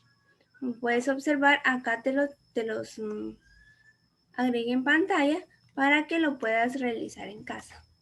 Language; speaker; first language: Spanish; native; Spanish